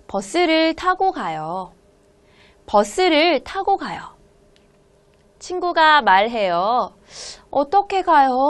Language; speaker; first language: Korean; non-native, fluent; Hmong